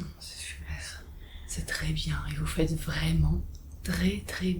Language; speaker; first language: French; native; French